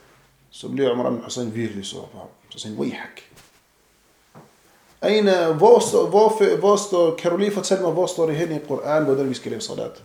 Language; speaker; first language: Danish; non-native, fluent; Arabic